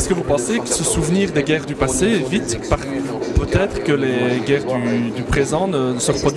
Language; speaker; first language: French; native; French